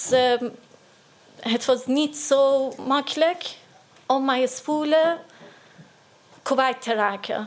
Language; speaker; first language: Dutch; non-native, learner; Persian